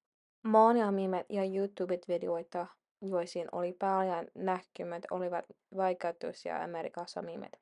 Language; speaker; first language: Finnish; non-native, learner; English